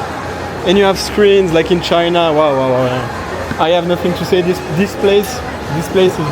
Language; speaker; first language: English; non-native, learner; French